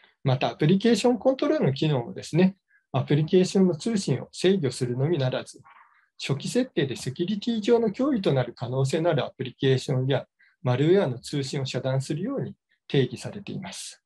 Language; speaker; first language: Japanese; native; Japanese